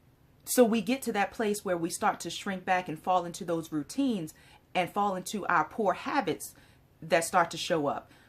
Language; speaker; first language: English; native; English